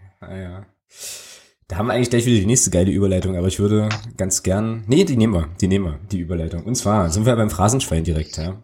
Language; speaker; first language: German; native; German